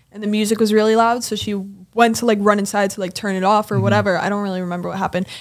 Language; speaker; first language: English; native; English